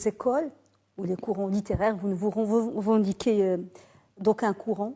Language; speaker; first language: French; non-native, local second language; Arabic